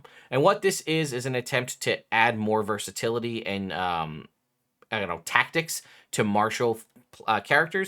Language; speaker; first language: English; native; English